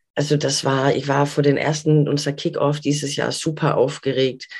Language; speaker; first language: German; non-native, fluent; Danish